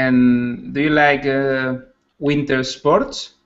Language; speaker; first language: English; non-native, learner; Spanish